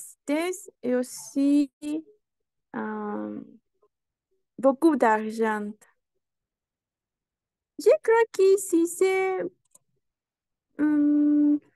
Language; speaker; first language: French; non-native, learner; Spanish